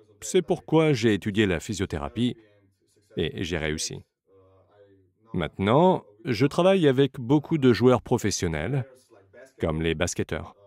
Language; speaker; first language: French; non-native, fluent; Slovenian